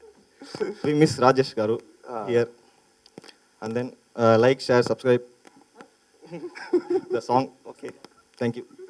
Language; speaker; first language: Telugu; non-native, learner; Tamil